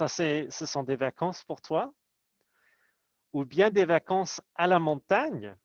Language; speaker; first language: French; non-native, fluent; English